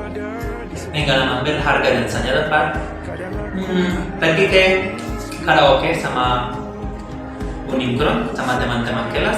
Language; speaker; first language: Indonesian; non-native, learner; Spanish